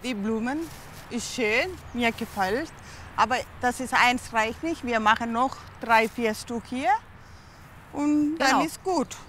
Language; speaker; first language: German; non-native, learner; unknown